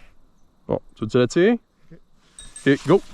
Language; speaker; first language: French; native; French